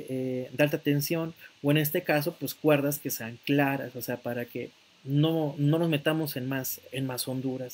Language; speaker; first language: Spanish; native; Spanish